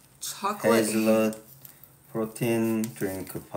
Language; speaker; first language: English; non-native, learner; Korean